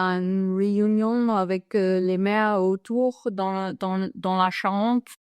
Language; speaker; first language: French; non-native, fluent; English